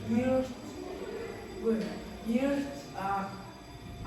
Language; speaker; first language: English; non-native, learner; Mongolian